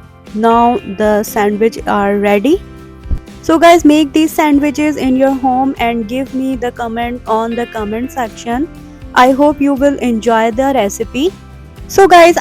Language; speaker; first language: English; non-native, local second language; Urdu